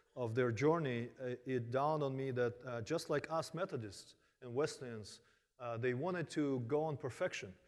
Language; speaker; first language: English; early bilingual, other home language; Korean